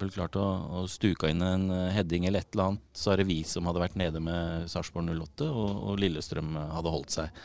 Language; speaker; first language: Norwegian; native; Norwegian